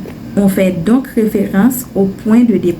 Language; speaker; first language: French; non-native, learner; Haitian Creole